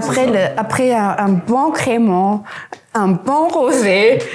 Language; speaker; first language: French; non-native, local second language; Luxembourgish